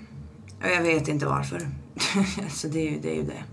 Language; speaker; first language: Swedish; native; Swedish